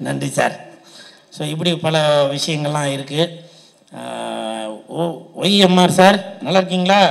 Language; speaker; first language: Tamil; native; Tamil